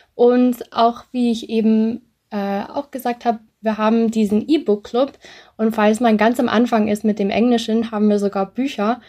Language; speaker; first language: German; early bilingual, other home language; English